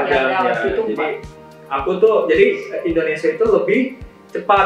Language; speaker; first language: Indonesian; native; Indonesian